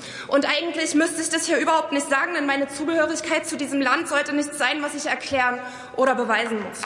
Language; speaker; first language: German; early bilingual, other home language; Arabic